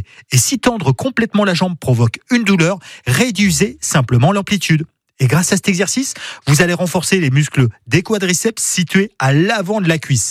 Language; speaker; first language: French; native; French